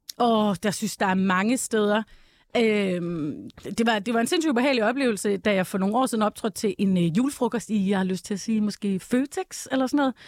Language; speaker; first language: Danish; native; Danish